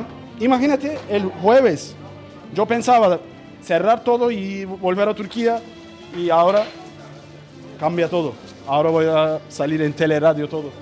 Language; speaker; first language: Spanish; non-native, learner; Turkish